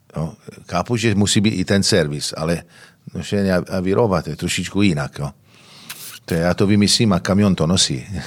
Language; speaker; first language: Czech; non-native, fluent; Italian